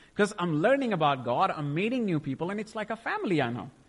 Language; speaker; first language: English; non-native, local second language; Punjabi